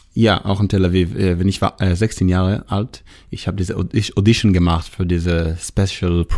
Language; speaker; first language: German; non-native, learner; Hebrew